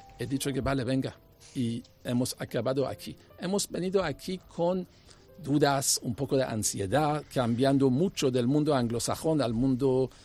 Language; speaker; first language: Spanish; non-native, fluent; English